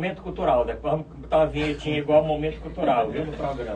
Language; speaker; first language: Portuguese; native; Portuguese